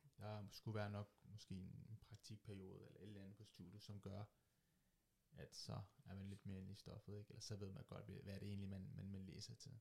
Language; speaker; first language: Danish; early bilingual, other home language; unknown